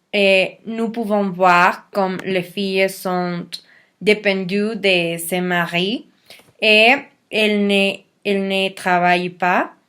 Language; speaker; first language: French; non-native, learner; Spanish